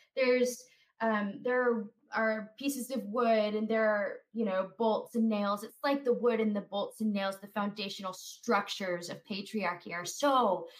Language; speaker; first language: English; native; English